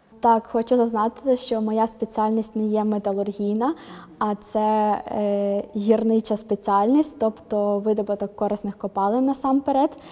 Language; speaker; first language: Ukrainian; native; Ukrainian